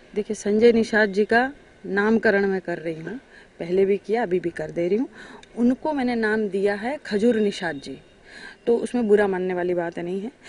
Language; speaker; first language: Hindi; native; Hindi